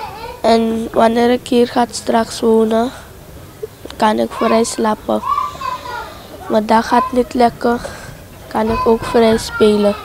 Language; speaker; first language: Dutch; non-native, local second language; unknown